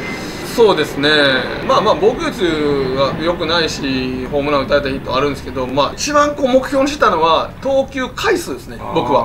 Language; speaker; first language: Japanese; native; Japanese